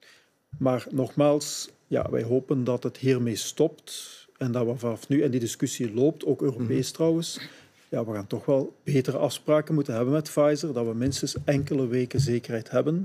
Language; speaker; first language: Dutch; native; Dutch